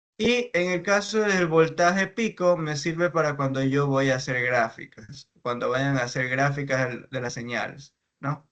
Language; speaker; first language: Spanish; native; Spanish